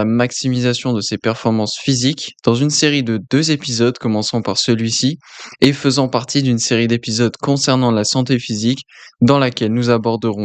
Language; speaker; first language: French; native; French